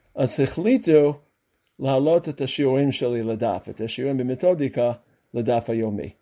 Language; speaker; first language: Hebrew; non-native, fluent; English